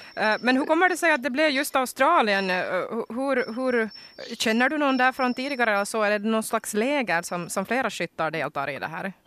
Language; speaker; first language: Swedish; native; Swedish